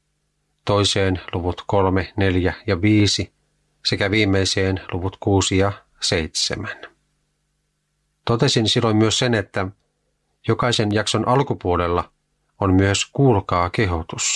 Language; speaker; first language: Finnish; native; Finnish